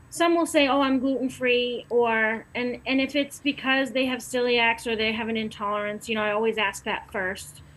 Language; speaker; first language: English; native; English